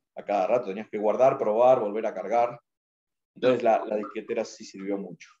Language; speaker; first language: Spanish; native; Spanish